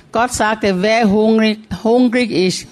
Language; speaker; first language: German; non-native, learner; Thai